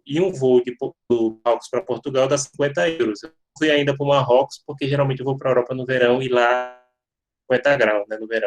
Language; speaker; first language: Portuguese; native; Portuguese